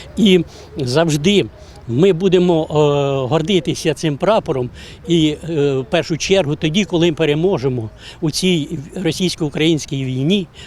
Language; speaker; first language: Ukrainian; native; Ukrainian